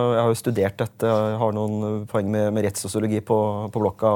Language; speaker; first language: Norwegian; native; Norwegian